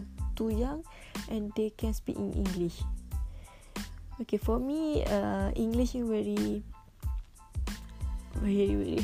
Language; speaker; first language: English; non-native, local second language; Malay